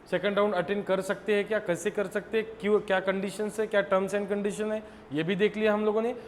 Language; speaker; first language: Hindi; non-native, local second language; Marathi